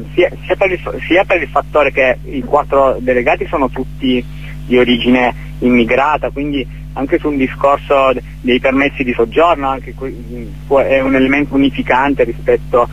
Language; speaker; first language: Italian; native; Italian